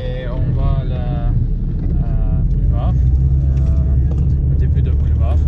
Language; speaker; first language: French; non-native, learner; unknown